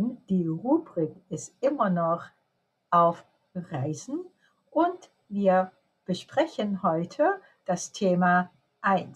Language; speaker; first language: German; non-native, fluent; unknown